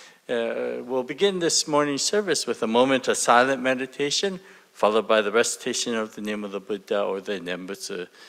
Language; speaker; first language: English; early bilingual, other home language; Japanese